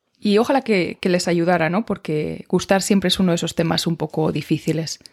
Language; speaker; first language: Spanish; native; Spanish